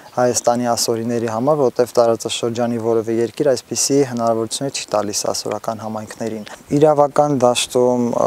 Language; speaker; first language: Armenian; non-native, local second language; Assyrian Neo-Aramaic